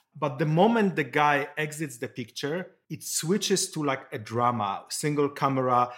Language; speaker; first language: English; non-native, fluent; Polish